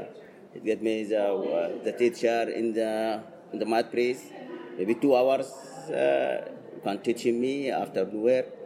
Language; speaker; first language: English; non-native, learner; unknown